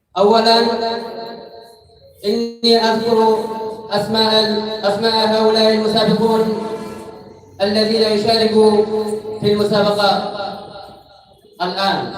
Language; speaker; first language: Arabic; non-native, learner; Bangla